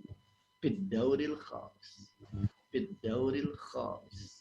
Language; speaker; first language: Arabic; non-native, fluent; Indonesian